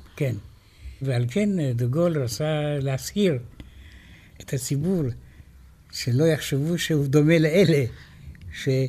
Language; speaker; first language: Hebrew; non-native, fluent; Romanian